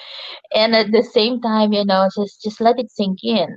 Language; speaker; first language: English; non-native, local second language; Filipino